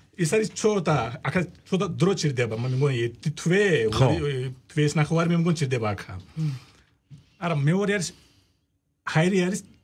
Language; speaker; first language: Georgian; non-native, learner; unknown